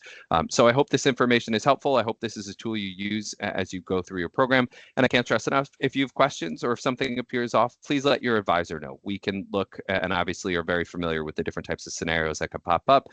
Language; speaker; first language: English; native; English